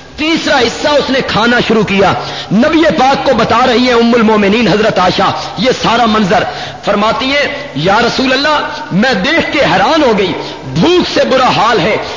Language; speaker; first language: Urdu; non-native, local second language; Punjabi